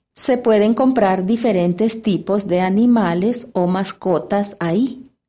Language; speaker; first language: Spanish; native; Spanish